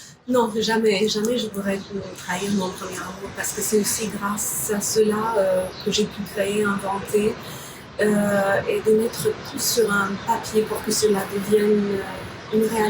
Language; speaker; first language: French; non-native, fluent; Romanian